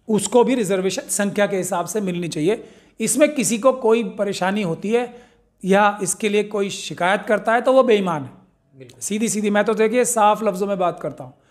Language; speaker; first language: Hindi; native; Hindi